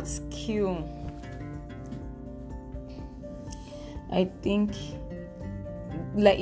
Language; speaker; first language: English; non-native, local second language; French